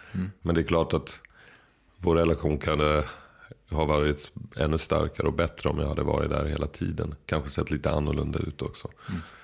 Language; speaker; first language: Swedish; native; Swedish